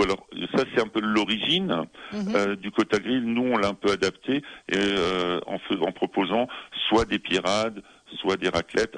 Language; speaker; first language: French; native; French